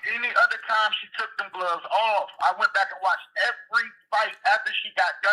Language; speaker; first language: English; native; English